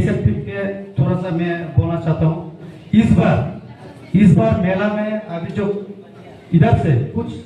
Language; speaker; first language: Hindi; non-native, local second language; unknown